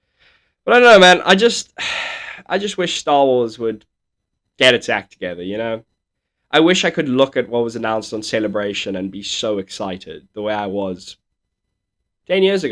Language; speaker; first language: English; native; English